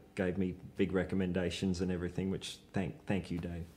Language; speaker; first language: English; native; English